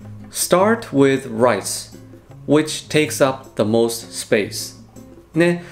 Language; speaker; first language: English; non-native, fluent; Japanese